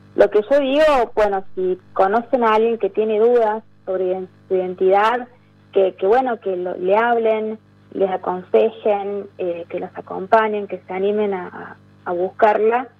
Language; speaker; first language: Spanish; native; Spanish